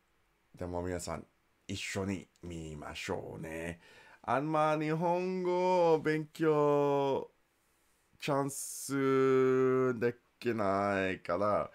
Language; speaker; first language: Japanese; non-native, learner; English